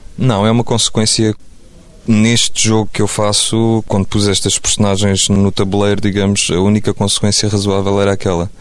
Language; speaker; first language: Portuguese; early bilingual, other home language; French